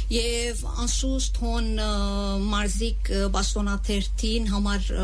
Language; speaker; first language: Armenian; native; Armenian